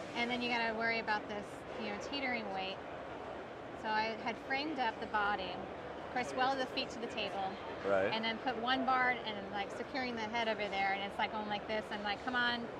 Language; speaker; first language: English; native; English